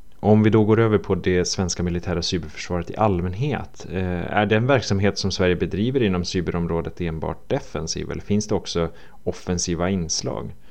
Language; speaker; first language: Swedish; native; Swedish